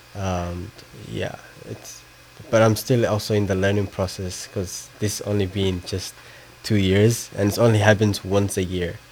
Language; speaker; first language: English; non-native, fluent; Somali